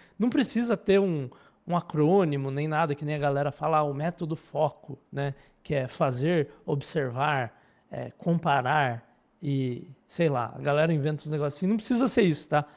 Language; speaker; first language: Portuguese; native; Portuguese